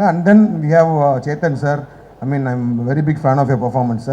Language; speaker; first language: Tamil; native; Tamil